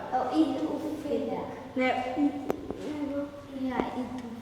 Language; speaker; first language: Dutch; early bilingual, other home language; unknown